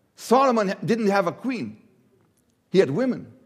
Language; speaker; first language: English; non-native, fluent; German